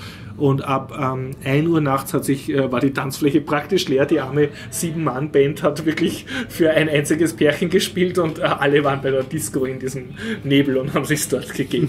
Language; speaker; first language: German; native; German